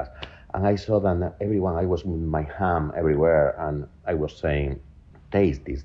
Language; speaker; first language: English; non-native, fluent; Spanish